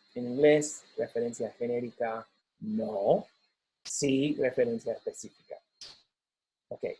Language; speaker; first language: Spanish; non-native, fluent; English